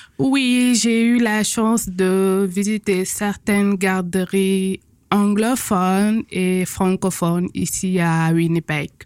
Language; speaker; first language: French; non-native, local second language; Wolof